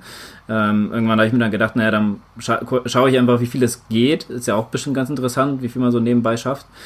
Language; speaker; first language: German; native; German